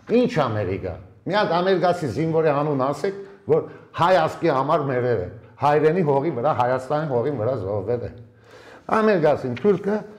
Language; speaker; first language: Armenian; early bilingual, heritage; Armenian